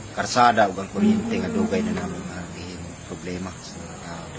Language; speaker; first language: Cebuano; non-native, local second language; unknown